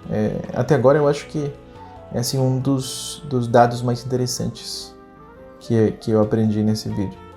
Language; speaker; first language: Portuguese; non-native, fluent; Spanish